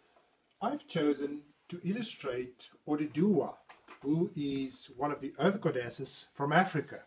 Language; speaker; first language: English; non-native, fluent; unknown